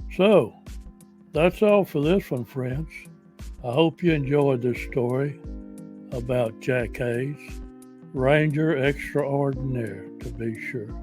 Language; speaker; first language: English; native; English